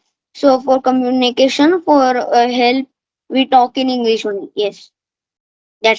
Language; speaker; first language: English; non-native, learner; Marathi